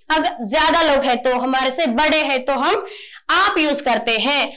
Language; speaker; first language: Hindi; non-native, local second language; Telugu